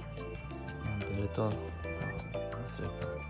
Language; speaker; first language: Japanese; non-native, learner; English